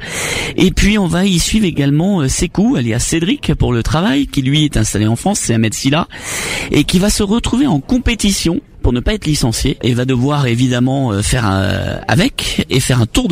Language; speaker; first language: French; native; French